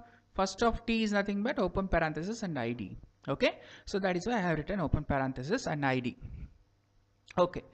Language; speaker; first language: English; non-native, local second language; Kannada